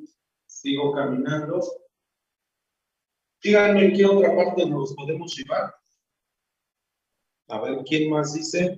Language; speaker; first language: Spanish; native; Spanish